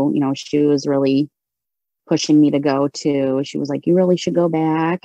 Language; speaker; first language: English; native; English